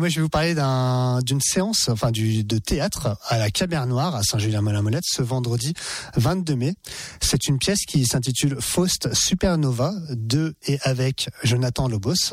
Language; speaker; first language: French; native; French